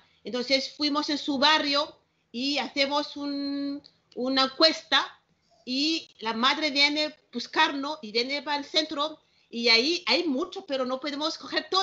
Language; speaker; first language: Spanish; non-native, learner; Malagasy